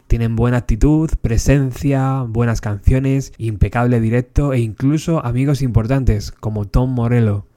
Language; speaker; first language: Spanish; native; Spanish